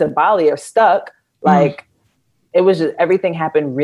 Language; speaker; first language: English; native; English